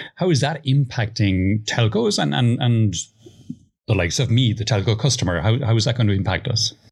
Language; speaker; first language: English; native; English